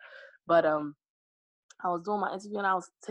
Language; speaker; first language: English; native; English